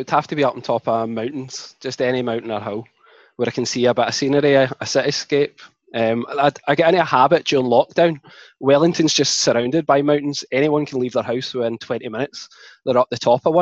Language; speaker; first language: English; native; English